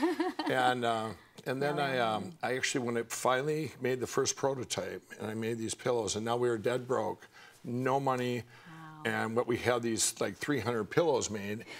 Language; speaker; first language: English; native; English